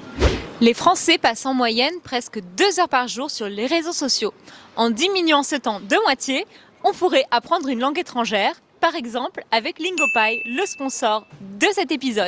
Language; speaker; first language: French; native; French